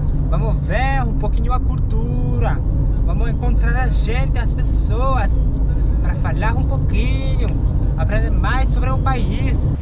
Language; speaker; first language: Portuguese; non-native, learner; French